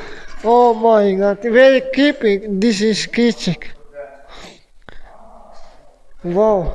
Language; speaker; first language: English; non-native, learner; Croatian